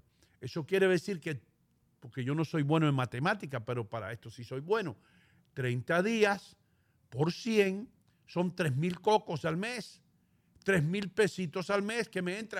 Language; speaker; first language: Spanish; native; Spanish